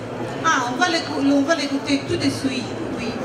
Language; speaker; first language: French; non-native, fluent; Italian